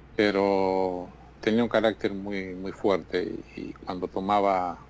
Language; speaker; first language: Spanish; native; Spanish